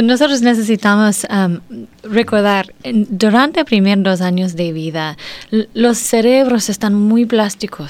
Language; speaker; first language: Spanish; non-native, learner; English